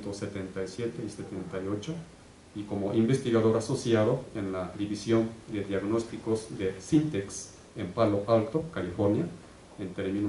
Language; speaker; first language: Spanish; native; Spanish